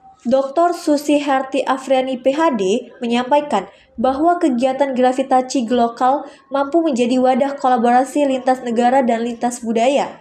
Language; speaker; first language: Indonesian; native; Indonesian